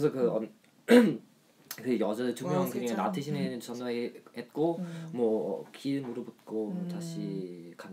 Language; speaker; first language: Korean; non-native, learner; German